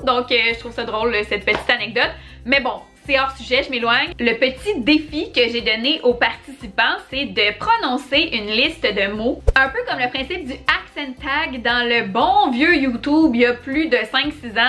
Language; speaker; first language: French; native; French